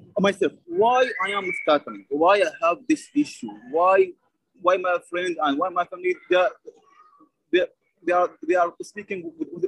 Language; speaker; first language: English; non-native, learner; Arabic